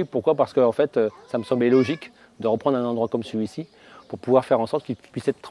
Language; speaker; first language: French; native; French